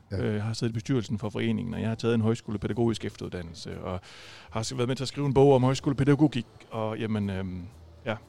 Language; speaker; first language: Danish; native; Danish